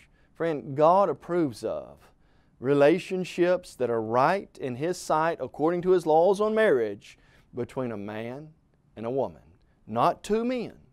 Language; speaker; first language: English; native; English